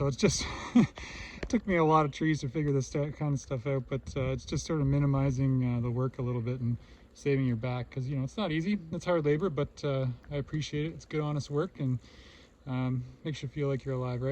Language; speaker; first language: English; native; English